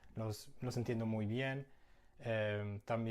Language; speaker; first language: Spanish; non-native, fluent; English